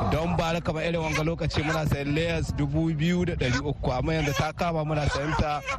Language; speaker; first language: Hausa; native; Hausa